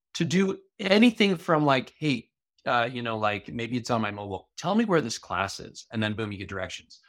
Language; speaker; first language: English; native; English